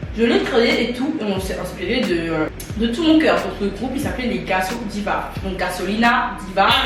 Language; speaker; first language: French; native; French